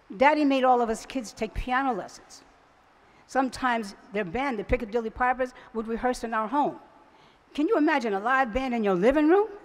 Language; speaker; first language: English; native; English